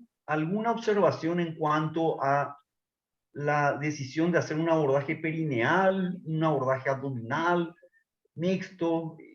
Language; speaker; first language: Spanish; native; Spanish